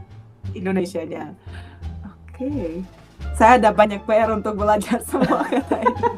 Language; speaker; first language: Indonesian; non-native, fluent; Russian